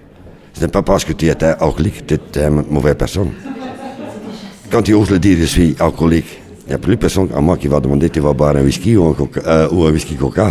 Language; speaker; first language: French; non-native, local second language; Dutch